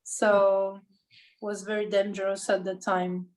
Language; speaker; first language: English; non-native, learner; Italian